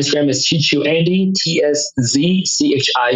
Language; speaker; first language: English; non-native, local second language; Cantonese